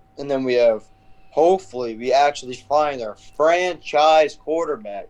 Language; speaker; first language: English; native; English